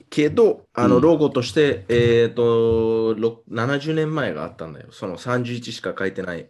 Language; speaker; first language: Japanese; non-native, fluent; English